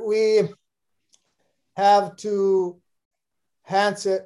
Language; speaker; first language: English; non-native, learner; Italian